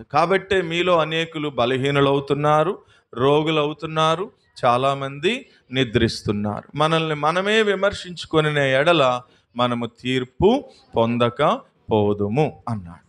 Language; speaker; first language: Telugu; native; Telugu